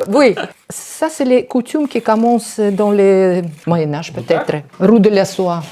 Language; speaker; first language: French; non-native, learner; Russian